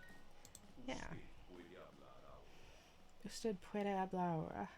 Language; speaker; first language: Spanish; non-native, learner; English